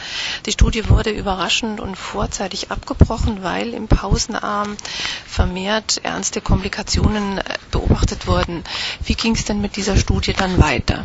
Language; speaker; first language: German; native; German